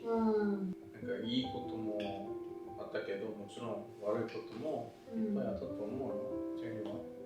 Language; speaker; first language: Japanese; non-native, learner; Korean